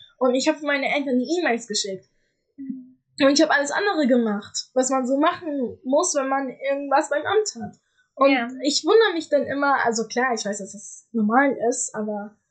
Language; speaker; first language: German; early bilingual, other home language; Arabic